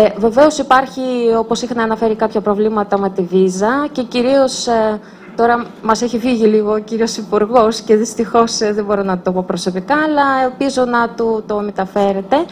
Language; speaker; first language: Greek; non-native, fluent; Russian